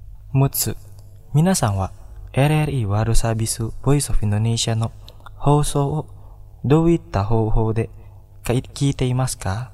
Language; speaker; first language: Japanese; non-native, fluent; Indonesian